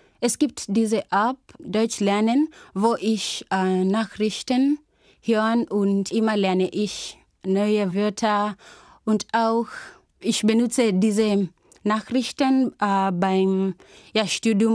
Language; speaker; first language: German; non-native, fluent; Swahili